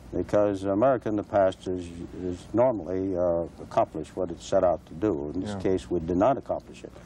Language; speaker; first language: English; native; English